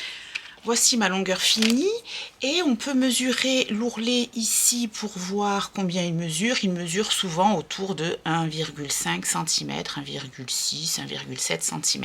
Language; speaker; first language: French; native; French